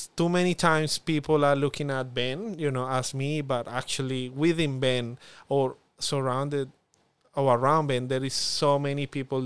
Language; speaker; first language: English; non-native, fluent; Spanish